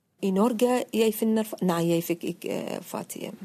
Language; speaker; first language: Norwegian; non-native, learner; Arabic